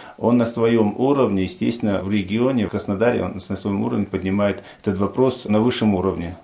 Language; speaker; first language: Russian; non-native, local second language; Tajik